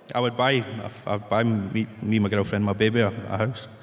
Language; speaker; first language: English; native; English